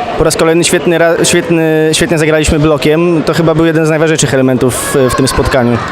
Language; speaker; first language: Polish; native; Polish